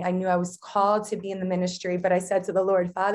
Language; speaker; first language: English; native; English